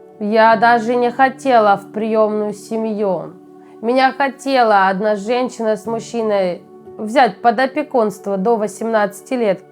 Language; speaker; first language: Russian; native; Russian